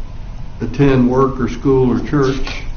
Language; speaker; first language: English; native; English